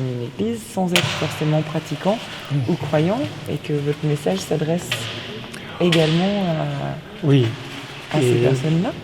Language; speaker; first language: French; native; French